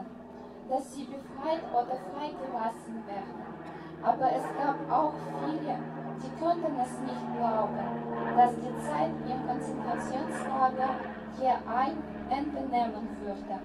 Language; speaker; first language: German; non-native, fluent; Russian